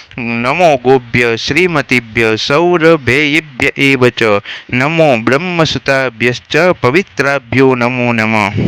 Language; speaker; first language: Hindi; non-native, local second language; Gujarati